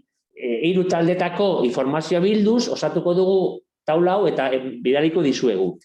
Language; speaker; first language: Basque; native; Basque